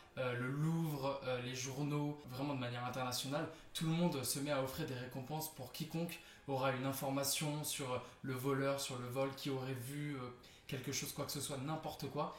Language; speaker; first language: French; native; French